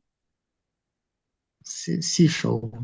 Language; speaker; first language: English; non-native, learner; Russian